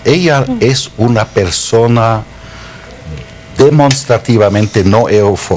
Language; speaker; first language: Spanish; non-native, fluent; German